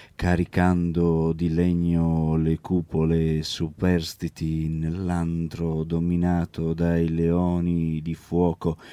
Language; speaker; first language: Italian; native; Italian